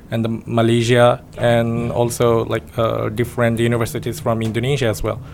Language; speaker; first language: English; non-native, local second language; Bangla